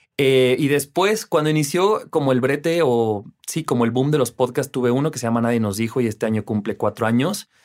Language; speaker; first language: Spanish; native; Spanish